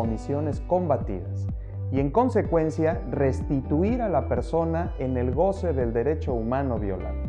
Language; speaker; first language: Spanish; native; Spanish